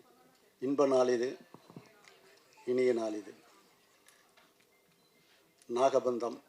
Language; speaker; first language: Tamil; native; Tamil